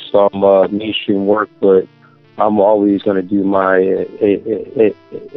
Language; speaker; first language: English; native; English